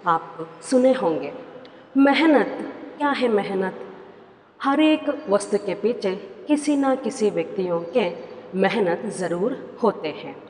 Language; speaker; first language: Hindi; non-native, local second language; Kannada